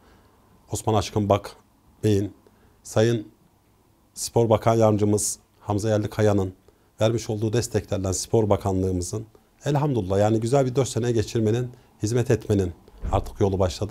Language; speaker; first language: Turkish; native; Turkish